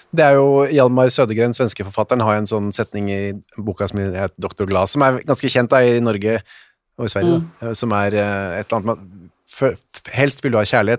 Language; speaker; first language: Norwegian; native; Norwegian